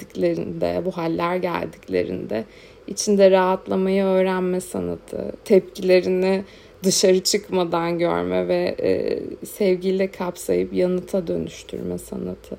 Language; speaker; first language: Turkish; native; Turkish